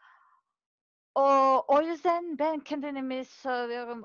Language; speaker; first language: Turkish; non-native, learner; Serbian